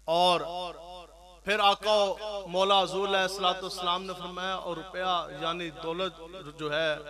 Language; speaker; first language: Urdu; non-native, local second language; Punjabi